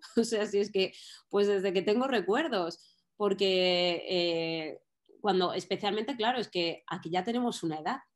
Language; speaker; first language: Spanish; native; Spanish